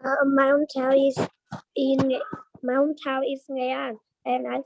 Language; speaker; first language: English; non-native, learner; Vietnamese